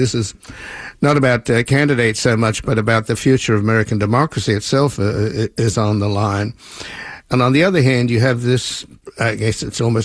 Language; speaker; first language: English; native; English